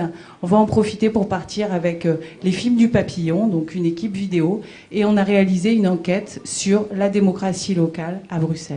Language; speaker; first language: French; native; French